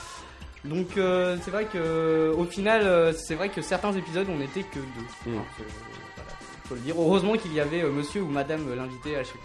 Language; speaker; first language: French; native; French